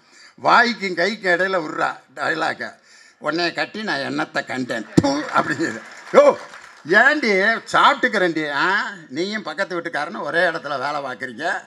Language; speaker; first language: Tamil; native; Tamil